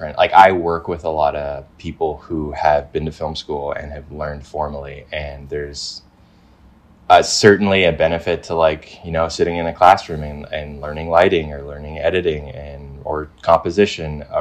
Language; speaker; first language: English; native; English